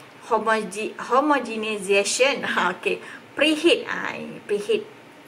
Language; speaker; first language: English; non-native, local second language; Malay